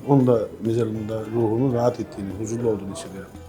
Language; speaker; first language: Turkish; native; Turkish